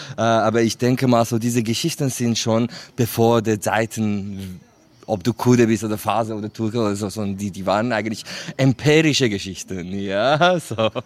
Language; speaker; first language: German; non-native, fluent; Kurdish